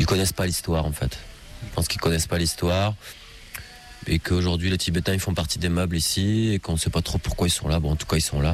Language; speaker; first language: French; native; French